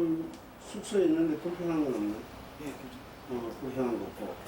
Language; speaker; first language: Korean; early bilingual, heritage; Korean